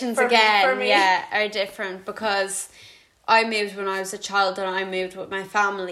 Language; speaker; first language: English; early bilingual, other home language; Latvian